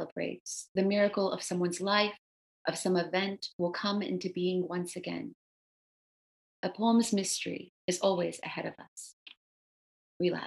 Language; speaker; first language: English; early bilingual, other home language; Romanian